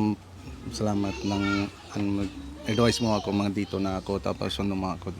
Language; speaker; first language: Filipino; non-native, learner; Punjabi